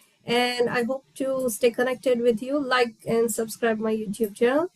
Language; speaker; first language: English; non-native, local second language; Hindi